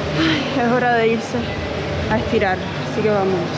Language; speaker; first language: Spanish; native; Spanish